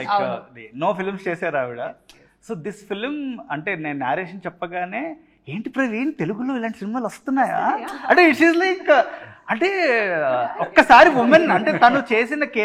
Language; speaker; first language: Telugu; native; Telugu